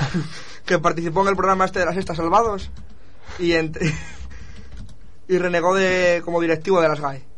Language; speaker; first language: Spanish; native; Spanish